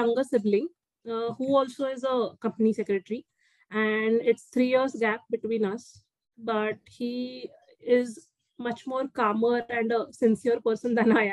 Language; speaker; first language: English; non-native, local second language; Marathi